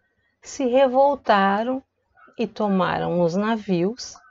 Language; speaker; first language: Portuguese; native; Portuguese